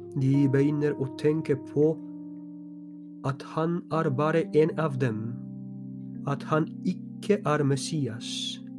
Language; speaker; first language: Norwegian; non-native, fluent; Polish